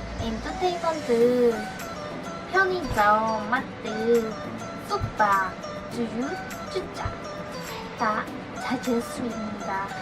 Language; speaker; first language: Korean; non-native, learner; Indonesian